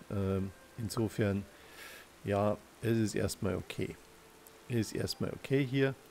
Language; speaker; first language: German; native; German